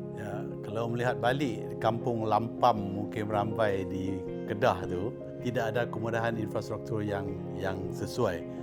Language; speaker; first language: Malay; non-native, local second language; Thai